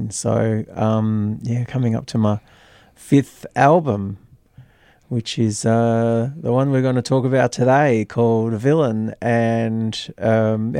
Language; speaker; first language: English; native; English